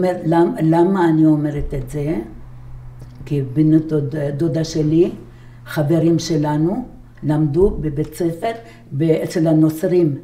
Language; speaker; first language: Hebrew; non-native, fluent; Arabic